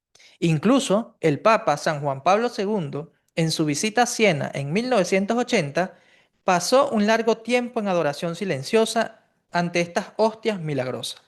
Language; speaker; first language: Spanish; native; Spanish